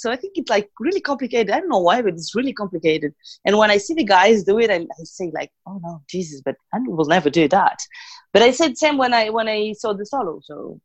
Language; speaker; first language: English; non-native, fluent; Spanish